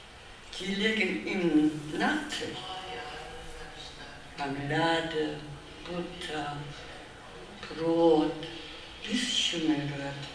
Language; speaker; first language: German; non-native, fluent; Korean